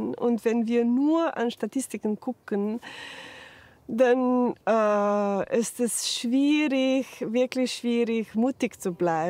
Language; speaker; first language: German; non-native, fluent; Slovenian